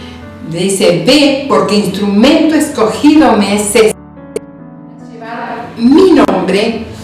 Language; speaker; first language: Spanish; native; Spanish